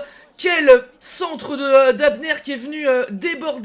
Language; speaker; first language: French; native; French